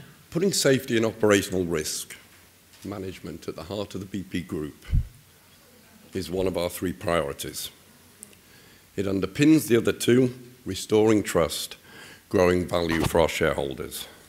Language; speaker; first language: English; native; English